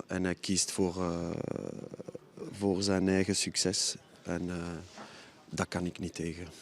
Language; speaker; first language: Dutch; non-native, fluent; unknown